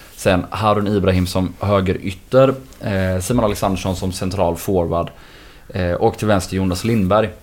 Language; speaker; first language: Swedish; native; Swedish